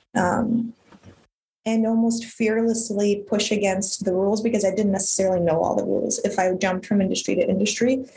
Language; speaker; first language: English; early bilingual, other home language; Russian